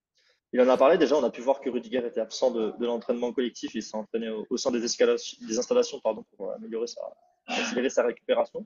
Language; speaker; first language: French; native; French